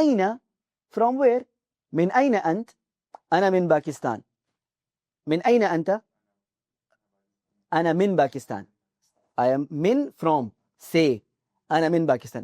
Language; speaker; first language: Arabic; non-native, fluent; Urdu